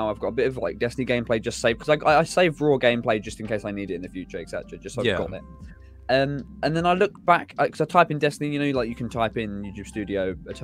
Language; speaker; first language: English; native; English